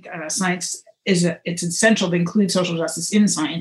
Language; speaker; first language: English; native; English